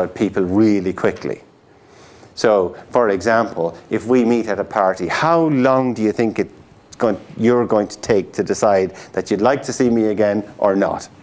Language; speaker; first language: English; native; English